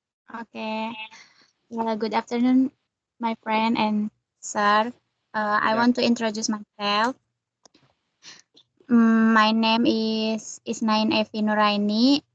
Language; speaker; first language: English; non-native, learner; Indonesian